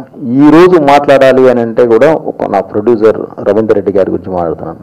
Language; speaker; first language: Telugu; native; Telugu